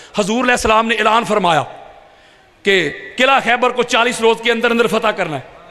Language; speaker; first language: Urdu; non-native, local second language; Punjabi